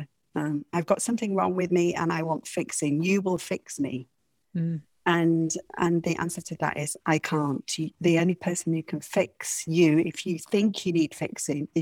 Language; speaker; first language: English; native; English